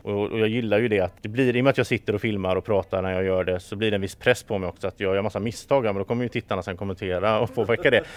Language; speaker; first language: Swedish; native; Swedish